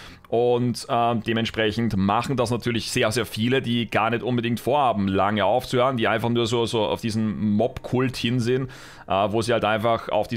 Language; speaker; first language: German; native; German